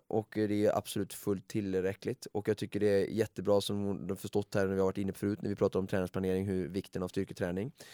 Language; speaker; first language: Swedish; native; Swedish